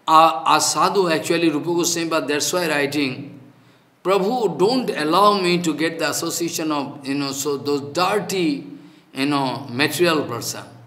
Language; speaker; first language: English; non-native, local second language; Bangla